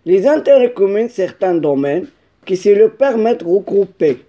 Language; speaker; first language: French; non-native, local second language; Arabic